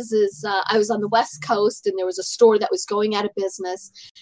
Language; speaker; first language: English; native; English